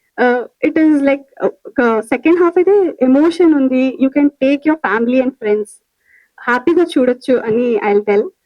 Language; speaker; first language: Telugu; non-native, learner; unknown